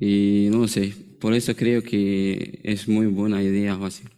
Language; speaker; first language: Spanish; non-native, learner; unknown